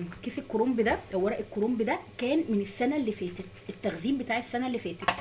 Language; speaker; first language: Arabic; native; Arabic